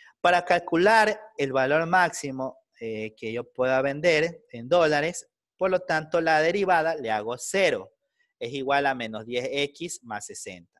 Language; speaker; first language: Spanish; native; Spanish